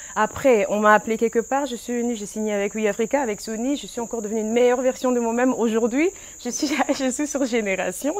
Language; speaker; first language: French; non-native, local second language; Lingala